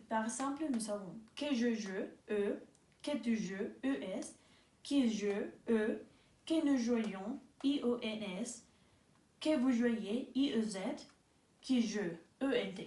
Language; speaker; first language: French; non-native, learner; Spanish